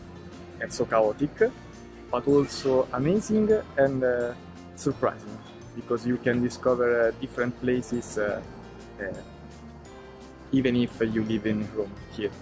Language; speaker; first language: English; non-native, fluent; Italian